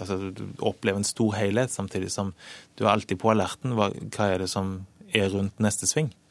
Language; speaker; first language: Norwegian; native; Norwegian